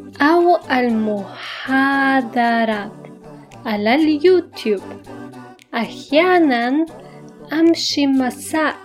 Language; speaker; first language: Arabic; non-native, fluent; Polish